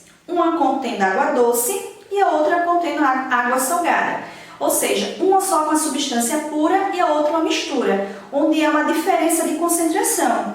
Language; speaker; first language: Portuguese; native; Portuguese